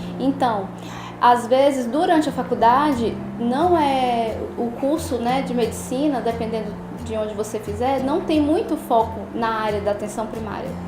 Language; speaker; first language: Portuguese; native; Portuguese